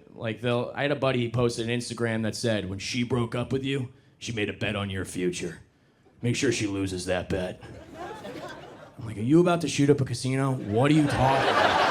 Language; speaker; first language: English; native; English